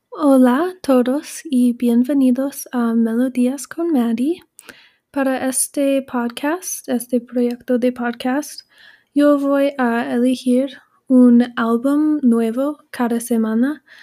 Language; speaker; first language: Spanish; non-native, learner; English